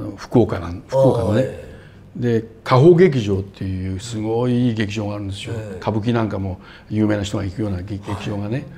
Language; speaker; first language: Japanese; native; Japanese